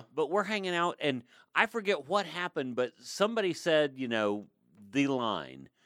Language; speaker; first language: English; native; English